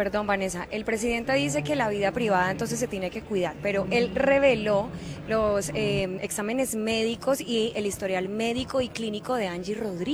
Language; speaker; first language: Spanish; native; Spanish